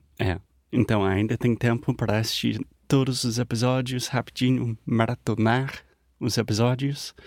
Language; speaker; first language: Portuguese; non-native, fluent; English